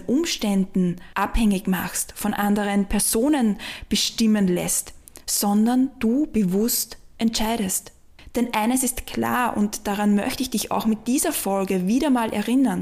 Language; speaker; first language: German; native; German